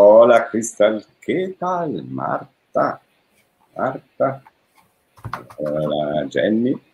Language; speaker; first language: Spanish; non-native, fluent; Italian